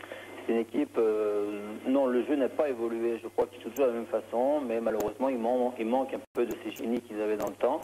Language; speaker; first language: French; native; French